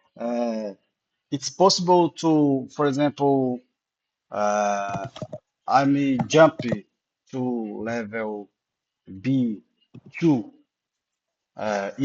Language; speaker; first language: English; non-native, learner; Portuguese